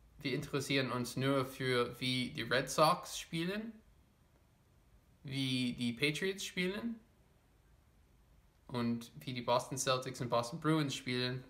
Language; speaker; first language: German; non-native, fluent; English